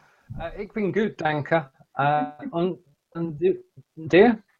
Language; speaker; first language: German; non-native, learner; English